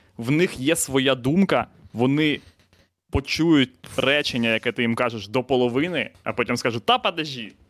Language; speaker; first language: Ukrainian; non-native, local second language; Russian